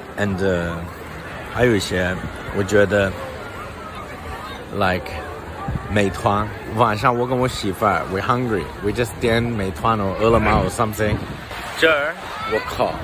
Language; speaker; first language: Chinese; non-native, fluent; English